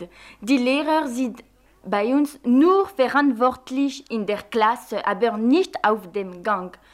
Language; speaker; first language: German; non-native, fluent; French